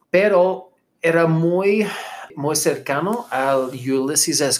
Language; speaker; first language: Spanish; non-native, fluent; English